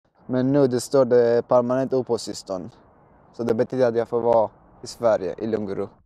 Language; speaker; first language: Swedish; early bilingual, other home language; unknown